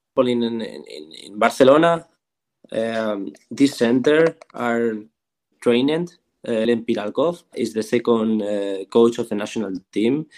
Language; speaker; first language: English; non-native, learner; Spanish